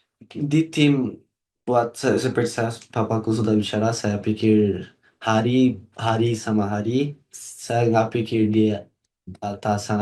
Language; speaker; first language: Indonesian; non-native, learner; Portuguese